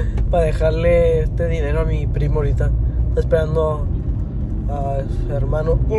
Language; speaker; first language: Spanish; early bilingual, heritage; Spanish